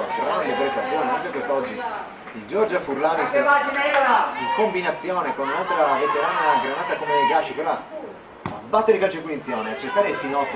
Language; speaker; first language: Italian; native; Italian